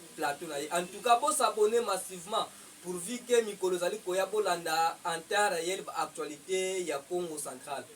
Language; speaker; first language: Lingala; non-native, local second language; Kongo